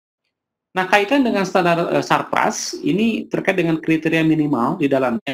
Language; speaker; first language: Indonesian; native; Indonesian